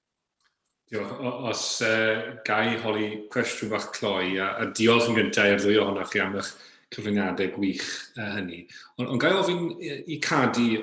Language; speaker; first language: Welsh; native; Welsh